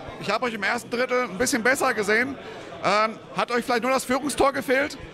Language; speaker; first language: German; native; German